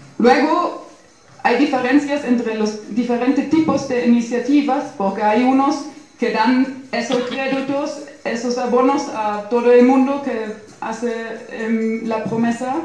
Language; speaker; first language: Spanish; non-native, fluent; German